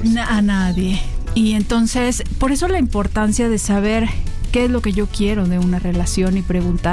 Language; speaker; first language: Spanish; native; Spanish